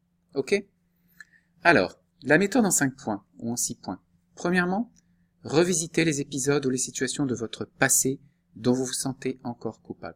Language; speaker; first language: French; native; French